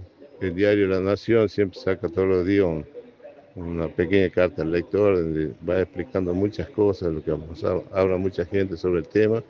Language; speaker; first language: Spanish; native; Spanish